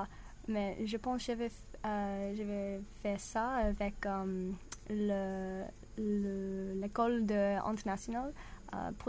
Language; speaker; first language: French; non-native, learner; English